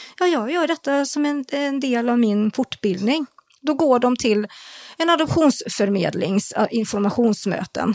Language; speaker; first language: Swedish; native; Swedish